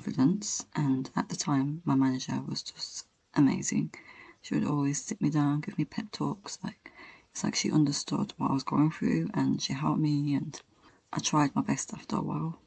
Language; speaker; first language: English; native; English